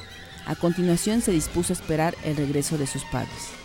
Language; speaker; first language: Spanish; native; Spanish